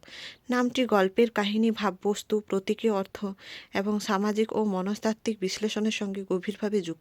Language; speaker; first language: Bangla; native; Bangla